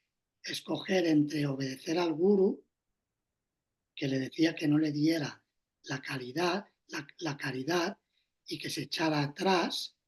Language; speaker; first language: Spanish; native; Spanish